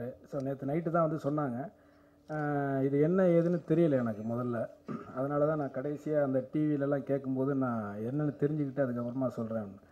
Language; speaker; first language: Tamil; native; Tamil